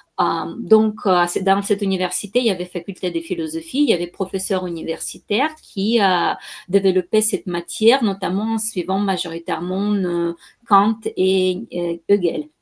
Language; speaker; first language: French; non-native, fluent; Ukrainian